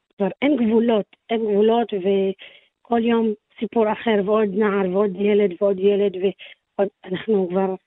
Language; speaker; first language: Hebrew; non-native, local second language; Arabic